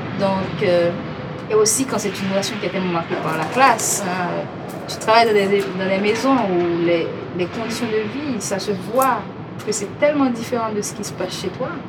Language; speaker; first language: French; non-native, local second language; Haitian Creole